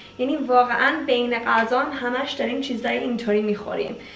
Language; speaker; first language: Persian; early bilingual, heritage; Persian